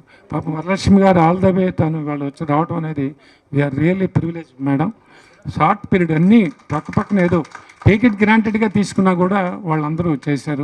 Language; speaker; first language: Telugu; native; Telugu